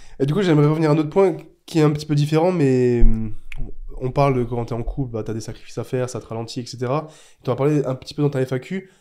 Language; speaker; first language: French; native; French